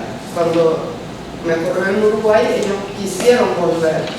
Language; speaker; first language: Spanish; early bilingual, heritage; Spanish